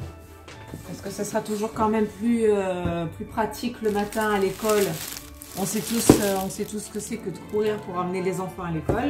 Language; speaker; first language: French; native; French